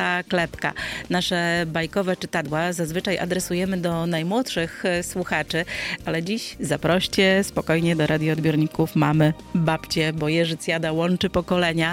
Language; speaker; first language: Polish; native; Polish